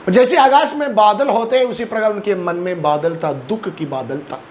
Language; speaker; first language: Hindi; non-native, local second language; Malayalam